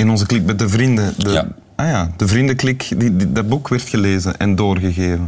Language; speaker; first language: Dutch; native; Dutch